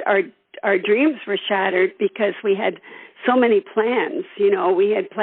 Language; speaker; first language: English; native; English